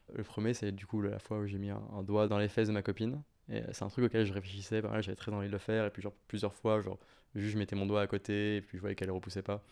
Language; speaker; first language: French; native; French